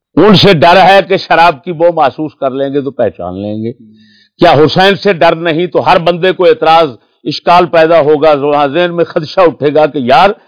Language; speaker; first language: Urdu; native; Urdu